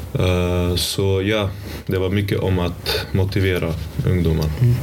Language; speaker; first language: Swedish; early bilingual, other home language; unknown